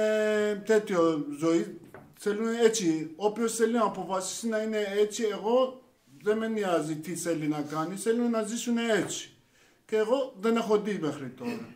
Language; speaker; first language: Greek; non-native, learner; Persian